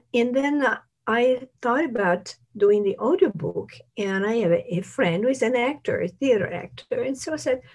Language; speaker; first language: English; non-native, fluent; Italian